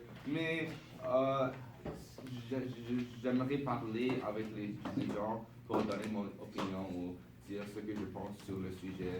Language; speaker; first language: French; non-native, local second language; English